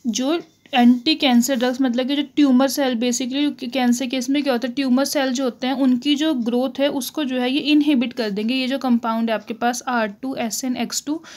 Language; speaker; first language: Hindi; native; Hindi